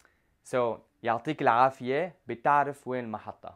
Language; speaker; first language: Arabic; native; Arabic